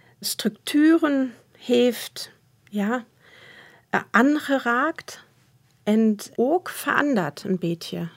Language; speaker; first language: Dutch; non-native, fluent; German